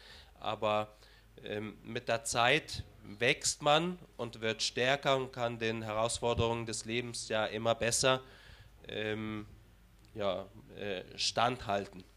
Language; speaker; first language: German; early bilingual, heritage; German